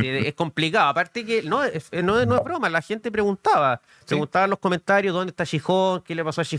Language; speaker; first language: Spanish; native; Spanish